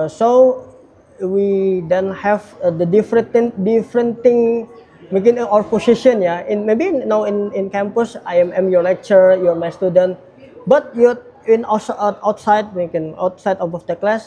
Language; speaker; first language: English; non-native, learner; Indonesian